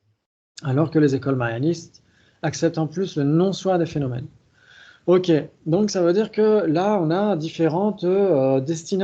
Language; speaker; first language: French; native; French